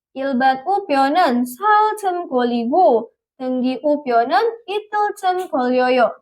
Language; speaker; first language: Korean; non-native, fluent; Indonesian